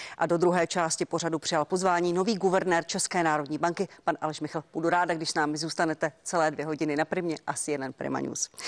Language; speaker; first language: Czech; native; Czech